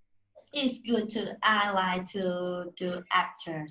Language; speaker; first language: English; non-native, learner; Vietnamese